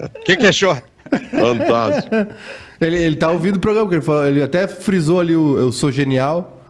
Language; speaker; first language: Portuguese; native; Portuguese